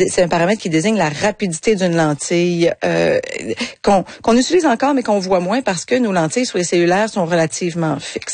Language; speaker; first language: French; native; French